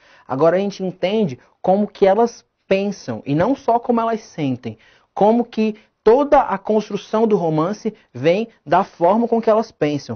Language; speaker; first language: Portuguese; native; Portuguese